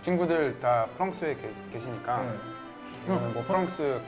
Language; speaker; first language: Korean; non-native, fluent; French